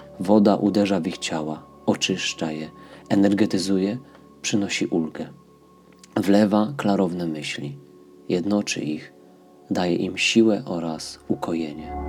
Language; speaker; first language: Polish; native; Polish